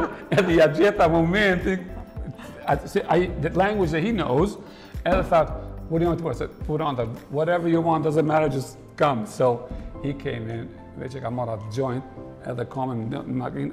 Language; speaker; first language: English; non-native, fluent; Albanian